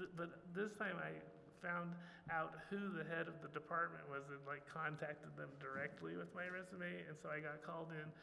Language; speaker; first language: English; native; English